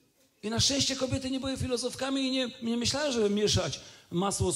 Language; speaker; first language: Polish; native; Polish